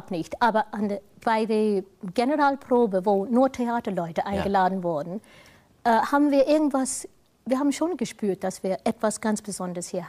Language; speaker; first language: German; non-native, fluent; English